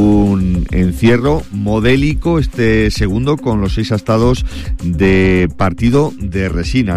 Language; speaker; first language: Spanish; native; Spanish